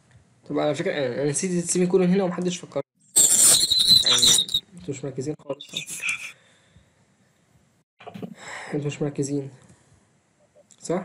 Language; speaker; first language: Arabic; native; Arabic